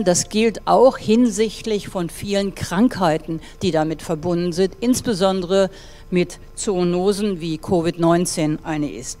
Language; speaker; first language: German; native; German